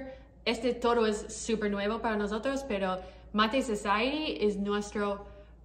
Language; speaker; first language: Spanish; non-native, learner; English